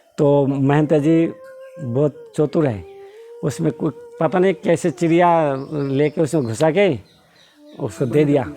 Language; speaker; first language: Hindi; non-native, local second language; Bangla